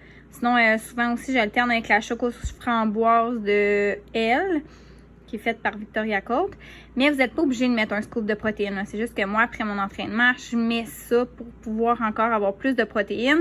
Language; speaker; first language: French; native; French